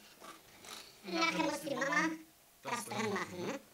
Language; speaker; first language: German; native; German